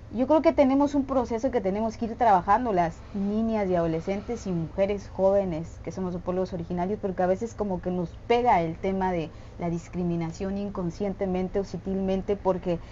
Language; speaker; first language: Spanish; non-native, local second language; Tzeltal